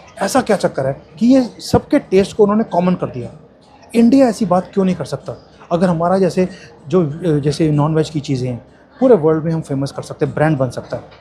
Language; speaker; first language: Hindi; native; Hindi